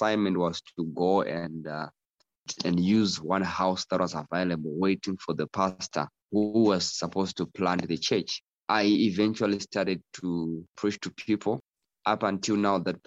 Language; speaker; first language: English; non-native, local second language; Shona